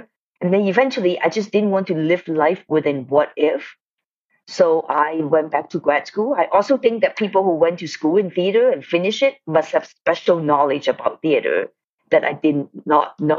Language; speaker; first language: English; non-native, local second language; Cantonese